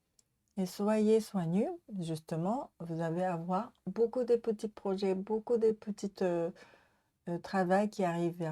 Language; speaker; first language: French; non-native, learner; Japanese